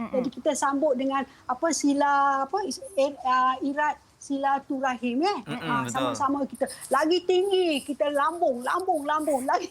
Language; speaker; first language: Malay; non-native, local second language; Chinese